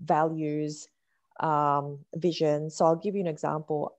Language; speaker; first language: English; native; English